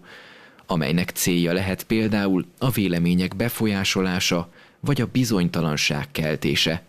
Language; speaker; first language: Hungarian; native; Hungarian